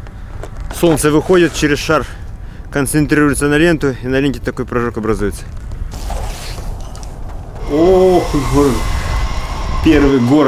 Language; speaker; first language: Russian; native; Russian